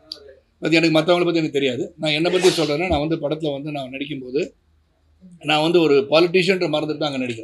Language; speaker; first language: Tamil; native; Tamil